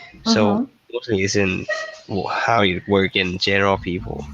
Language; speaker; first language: English; non-native, learner; Thai